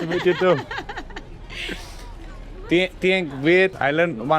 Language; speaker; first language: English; non-native, fluent; Greek